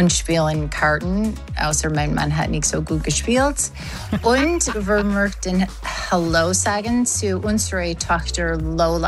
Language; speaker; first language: German; non-native, learner; English